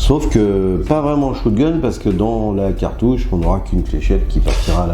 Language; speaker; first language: French; native; French